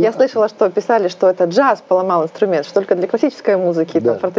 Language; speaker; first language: Russian; native; Russian